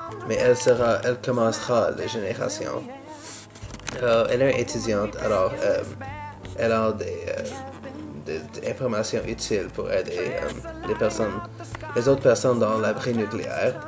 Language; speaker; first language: French; non-native, learner; English